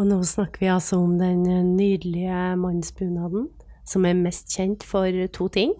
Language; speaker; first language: Norwegian; native; Norwegian